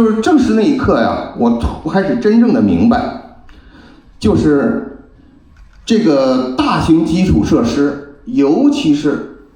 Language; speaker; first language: Chinese; native; Chinese